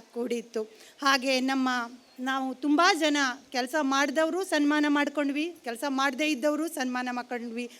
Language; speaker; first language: Kannada; native; Kannada